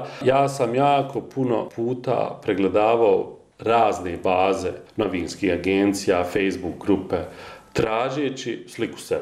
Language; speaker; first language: Croatian; native; Croatian